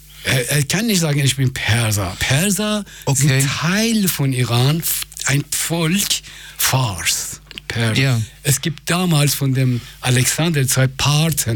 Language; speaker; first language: German; non-native, fluent; Persian